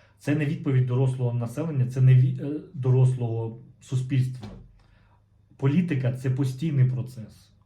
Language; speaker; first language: Ukrainian; non-native, local second language; Russian